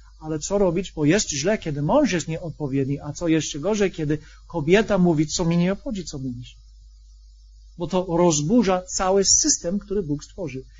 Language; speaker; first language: Polish; non-native, fluent; English